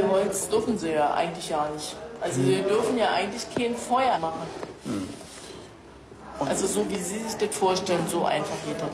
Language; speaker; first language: German; native; German